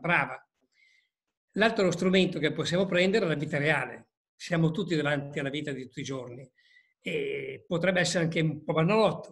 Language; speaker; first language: Italian; native; Italian